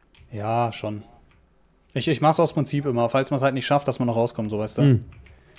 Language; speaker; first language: German; native; German